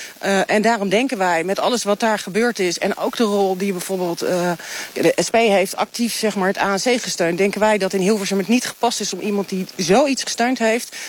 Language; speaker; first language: Dutch; native; Dutch